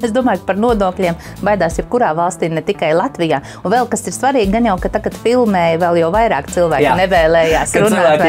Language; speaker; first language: Latvian; native; Latvian